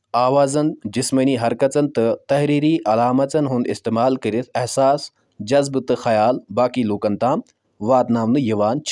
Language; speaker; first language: Urdu; non-native, local second language; Pahari-Potwari